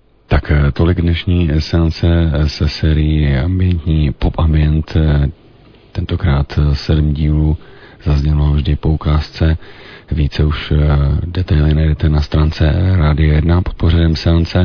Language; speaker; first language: Czech; native; Czech